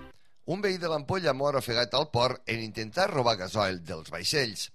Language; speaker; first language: Catalan; native; Catalan